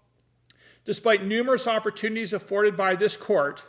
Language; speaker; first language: English; native; English